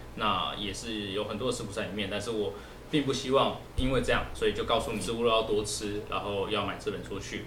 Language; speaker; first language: Chinese; native; Chinese